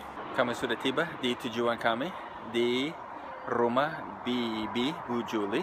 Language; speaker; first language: Indonesian; non-native, fluent; English